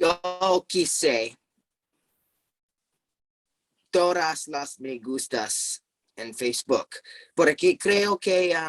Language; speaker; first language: Spanish; non-native, fluent; English